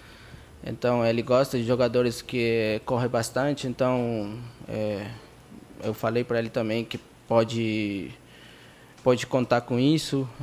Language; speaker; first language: Portuguese; non-native, fluent; Spanish